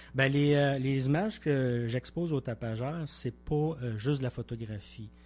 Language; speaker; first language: French; native; French